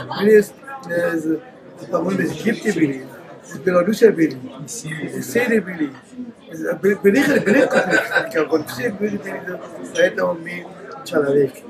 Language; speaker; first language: Russian; non-native, learner; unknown